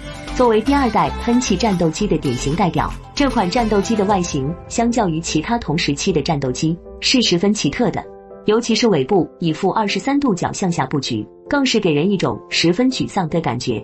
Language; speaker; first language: Chinese; native; Chinese